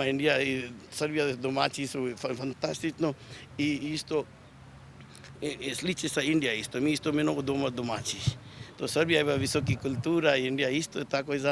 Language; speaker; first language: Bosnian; non-native, learner; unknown